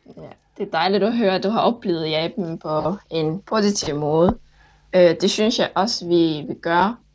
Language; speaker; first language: Danish; non-native, fluent; Japanese